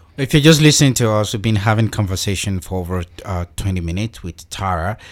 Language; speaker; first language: English; non-native, local second language; Yoruba